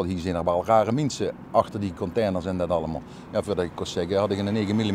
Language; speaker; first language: Dutch; native; Dutch